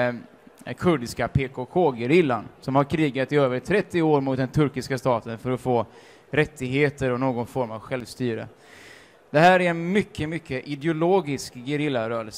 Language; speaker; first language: Swedish; native; Swedish